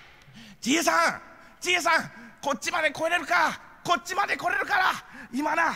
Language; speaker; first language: Japanese; native; Japanese